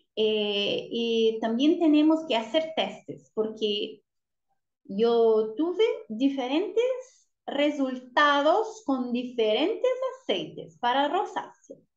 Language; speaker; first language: Spanish; non-native, learner; Portuguese